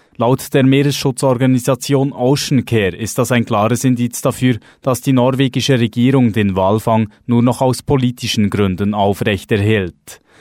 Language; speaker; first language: German; native; German